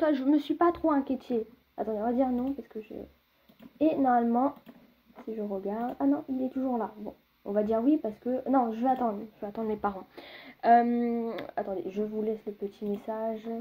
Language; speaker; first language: French; native; French